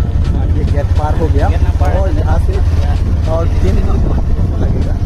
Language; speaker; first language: Hindi; non-native, local second language; Karbi